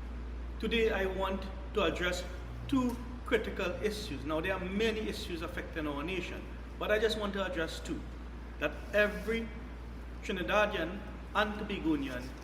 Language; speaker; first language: English; native; English